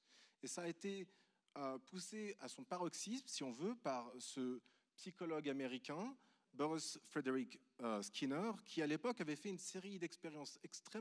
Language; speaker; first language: French; native; French